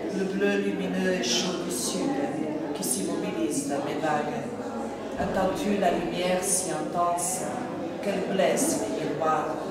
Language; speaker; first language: French; early bilingual, other home language; Portuguese